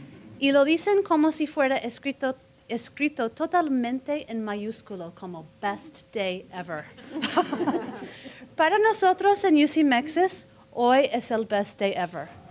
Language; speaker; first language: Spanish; non-native, fluent; English